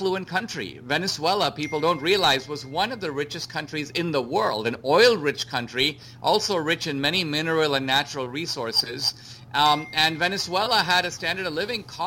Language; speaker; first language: English; non-native, local second language; Konkani